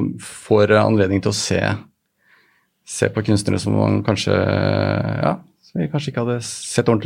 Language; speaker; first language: Norwegian; native; Norwegian